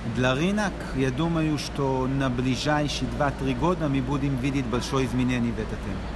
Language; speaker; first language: Russian; non-native, learner; Hebrew